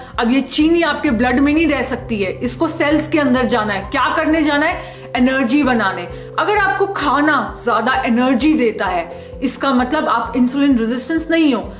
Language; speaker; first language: Hindi; native; Hindi